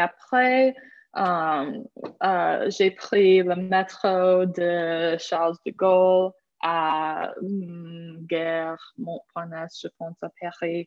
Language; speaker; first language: French; non-native, fluent; English